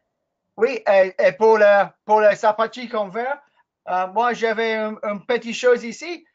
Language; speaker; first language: French; non-native, learner; English